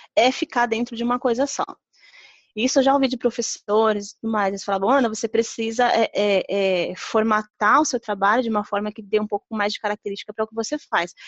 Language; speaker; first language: Portuguese; native; Portuguese